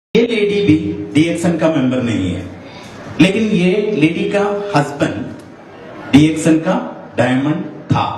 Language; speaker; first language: Hindi; non-native, fluent; Bangla